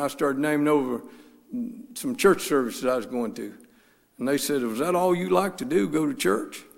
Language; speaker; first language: English; native; English